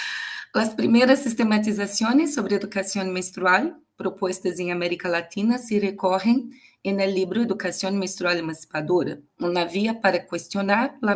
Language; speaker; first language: Spanish; non-native, learner; Portuguese